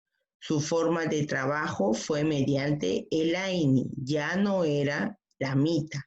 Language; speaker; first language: Spanish; native; Spanish